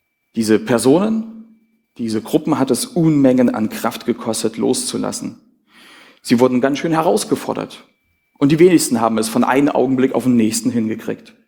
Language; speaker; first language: German; native; German